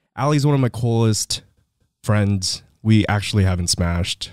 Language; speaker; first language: English; early bilingual, other home language; Filipino